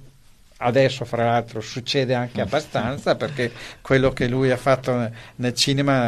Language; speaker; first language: Italian; native; Italian